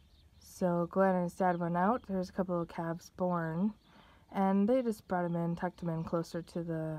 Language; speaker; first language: English; native; English